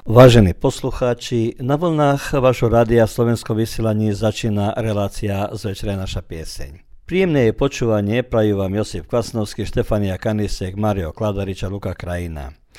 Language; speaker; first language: Slovak; early bilingual, heritage; Croatian